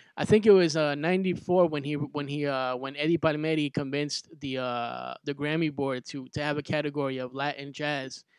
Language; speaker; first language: English; early bilingual, other home language; Spanish